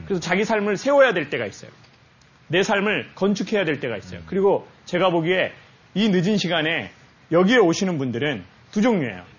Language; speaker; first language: Korean; native; Korean